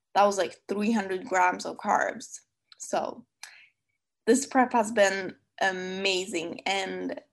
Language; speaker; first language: English; non-native, fluent; Swedish